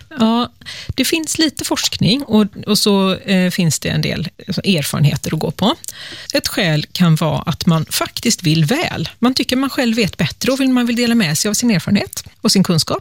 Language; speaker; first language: Swedish; native; Swedish